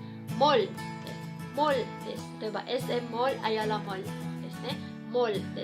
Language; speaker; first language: Japanese; non-native, fluent; Cebuano